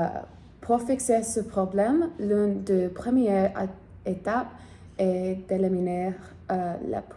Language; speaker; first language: French; non-native, learner; English